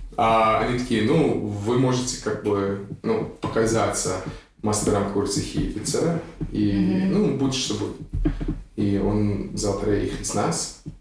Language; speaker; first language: Russian; non-native, fluent; English